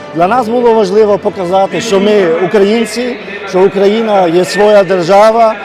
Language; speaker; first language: Ukrainian; early bilingual, heritage; Ukrainian